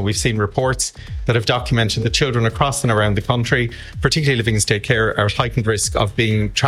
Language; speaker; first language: English; native; English